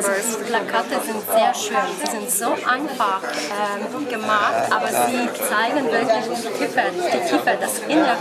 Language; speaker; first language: German; non-native, learner; Polish